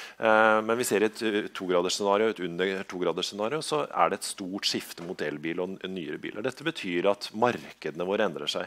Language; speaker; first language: Norwegian; native; Norwegian